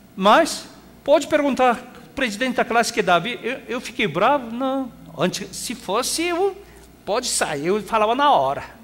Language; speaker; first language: Portuguese; non-native, fluent; Korean